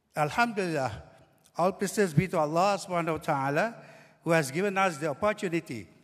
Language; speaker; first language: English; non-native, local second language; Malay